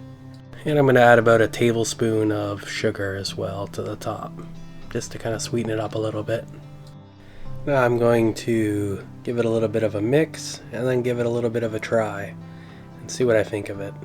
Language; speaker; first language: English; native; English